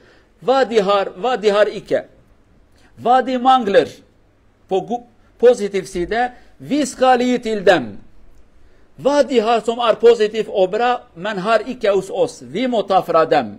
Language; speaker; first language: Norwegian; non-native, learner; Kurdish